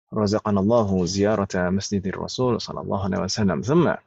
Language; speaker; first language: Arabic; non-native, fluent; Indonesian